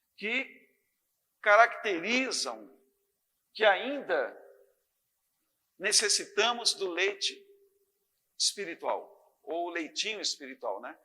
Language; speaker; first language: Portuguese; native; Portuguese